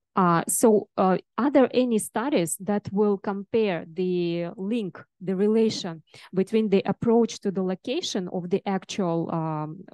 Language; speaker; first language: English; non-native, fluent; Russian